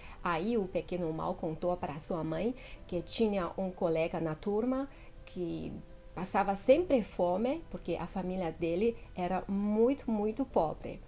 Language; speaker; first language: Portuguese; non-native, fluent; Chinese